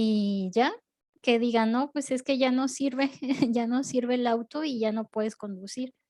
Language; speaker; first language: Spanish; native; Spanish